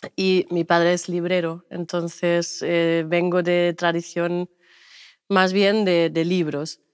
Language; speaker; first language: Spanish; non-native, fluent; German